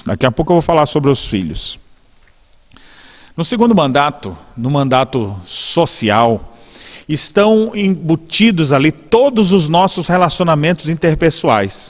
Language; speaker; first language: Portuguese; native; Portuguese